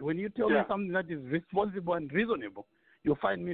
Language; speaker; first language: English; non-native, local second language; Nyanja